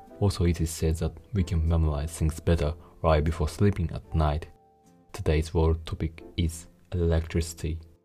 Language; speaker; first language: English; non-native, fluent; Japanese